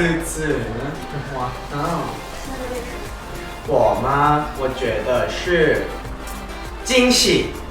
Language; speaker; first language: Chinese; non-native, fluent; Thai